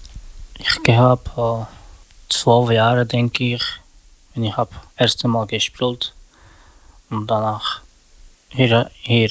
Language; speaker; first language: German; non-native, learner; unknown